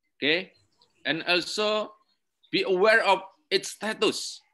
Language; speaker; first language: English; non-native, learner; Indonesian